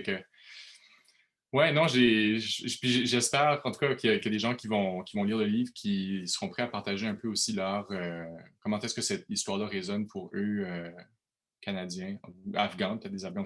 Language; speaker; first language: French; native; French